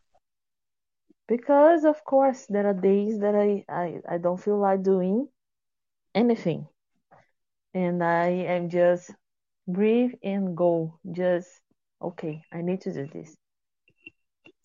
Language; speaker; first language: English; non-native, fluent; Portuguese